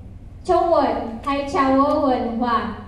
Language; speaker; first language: Chinese; non-native, learner; Filipino